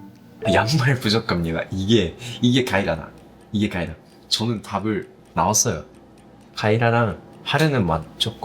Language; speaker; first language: Korean; non-native, fluent; Japanese